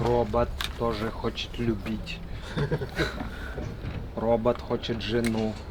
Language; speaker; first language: Russian; non-native, local second language; Yakut